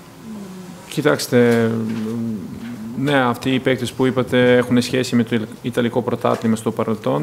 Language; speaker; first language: Greek; non-native, fluent; Serbian